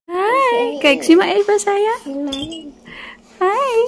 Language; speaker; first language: Dutch; non-native, learner; Filipino